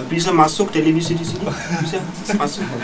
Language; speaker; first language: Indonesian; non-native, learner; German